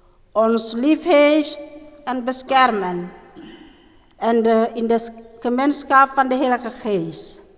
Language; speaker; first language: Dutch; non-native, learner; Indonesian